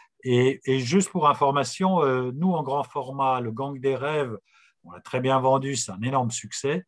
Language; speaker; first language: French; native; French